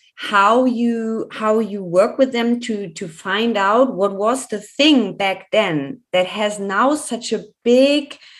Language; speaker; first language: English; non-native, fluent; German